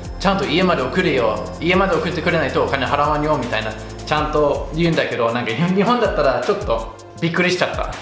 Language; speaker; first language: Japanese; non-native, fluent; English